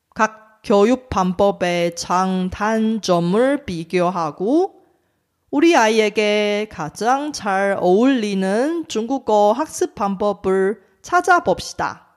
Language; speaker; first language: Korean; non-native, fluent; Chinese